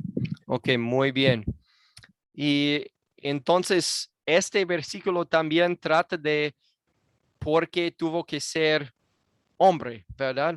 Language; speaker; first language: Spanish; non-native, fluent; English